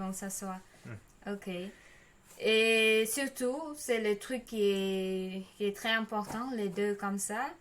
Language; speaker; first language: French; non-native, learner; Khmer